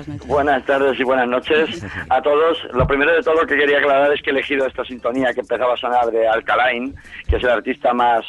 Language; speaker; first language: Spanish; native; Spanish